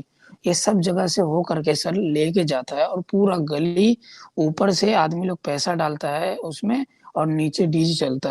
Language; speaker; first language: Hindi; non-native, local second language; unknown